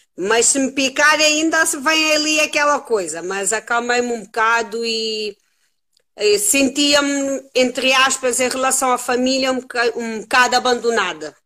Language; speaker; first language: Portuguese; non-native, local second language; Kabuverdianu